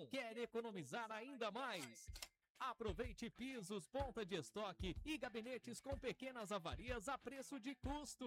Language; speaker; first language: Portuguese; native; Portuguese